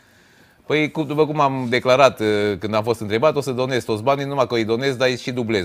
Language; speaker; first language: Romanian; native; Romanian